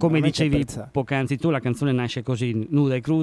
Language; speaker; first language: Italian; native; Italian